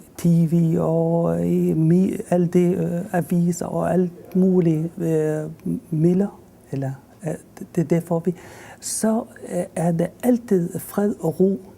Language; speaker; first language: Danish; non-native, fluent; Arabic